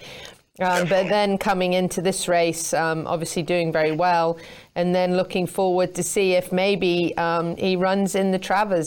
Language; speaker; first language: English; native; English